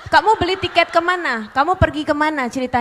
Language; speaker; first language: Indonesian; native; Indonesian